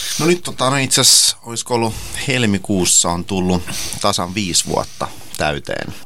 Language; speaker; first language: Finnish; early bilingual, other home language; Russian